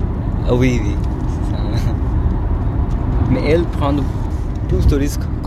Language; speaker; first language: French; non-native, fluent; Bangla